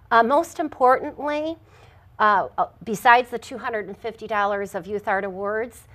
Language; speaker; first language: English; native; English